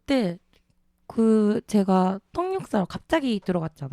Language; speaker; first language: Korean; early bilingual, heritage; Japanese